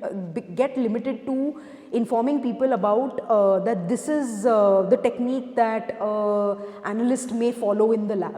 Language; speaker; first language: English; non-native, local second language; Hindi